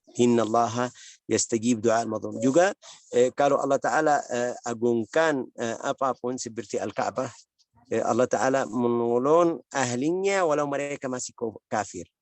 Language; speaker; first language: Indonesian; non-native, learner; Arabic